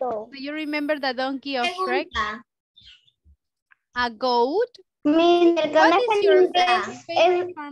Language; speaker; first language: English; non-native, fluent; Spanish